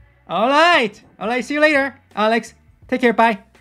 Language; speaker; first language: English; non-native, fluent; Korean